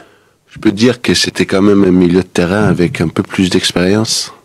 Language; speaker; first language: French; non-native, fluent; Danish